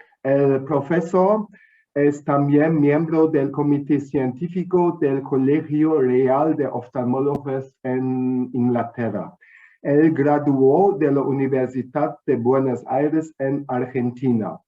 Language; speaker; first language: Spanish; non-native, fluent; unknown